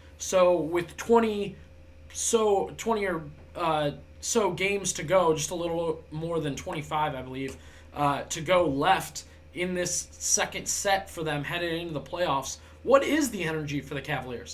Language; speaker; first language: English; native; English